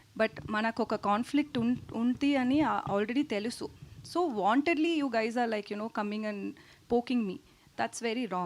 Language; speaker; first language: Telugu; non-native, learner; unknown